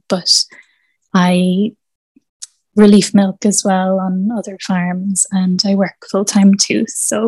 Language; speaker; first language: English; native; English